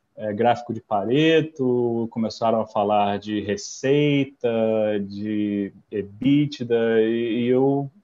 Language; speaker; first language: Portuguese; non-native, fluent; English